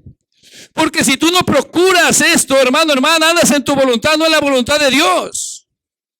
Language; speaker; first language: Spanish; native; Spanish